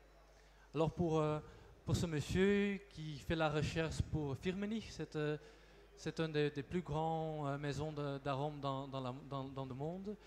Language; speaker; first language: French; non-native, local second language; Dutch